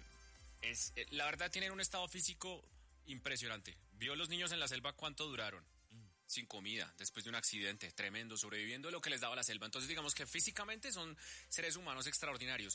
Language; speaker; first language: Spanish; native; Spanish